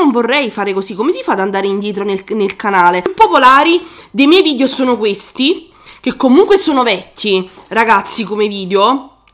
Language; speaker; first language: Italian; native; Italian